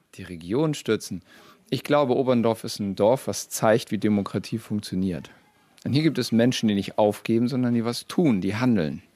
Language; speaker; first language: German; native; German